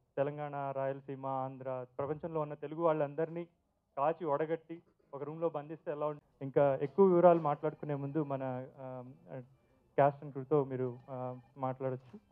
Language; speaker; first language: Telugu; native; Telugu